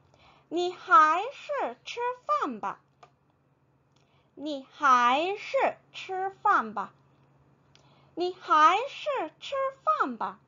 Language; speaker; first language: Chinese; non-native, fluent; Korean